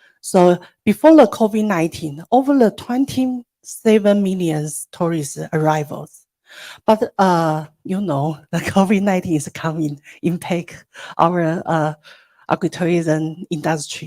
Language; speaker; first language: English; non-native, learner; Chinese